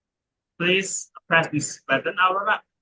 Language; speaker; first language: English; non-native, learner; Indonesian